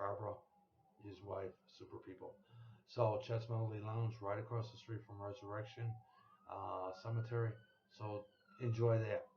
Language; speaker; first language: English; native; English